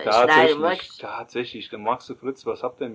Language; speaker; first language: German; native; German